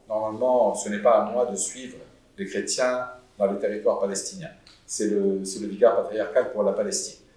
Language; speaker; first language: French; non-native, local second language; Arabic